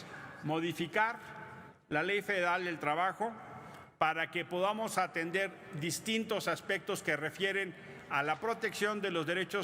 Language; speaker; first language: Spanish; native; Spanish